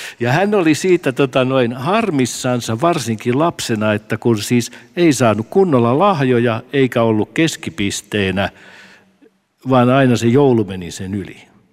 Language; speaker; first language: Finnish; native; Finnish